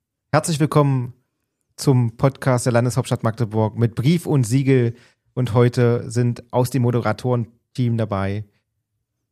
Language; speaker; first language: German; native; German